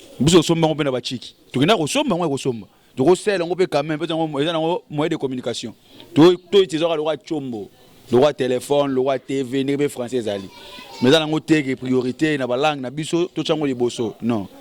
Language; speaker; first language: Lingala; non-native, local second language; Luba-Lulua